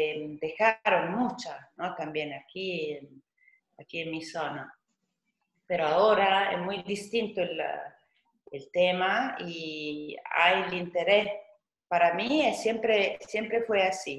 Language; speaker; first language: Spanish; non-native, fluent; Italian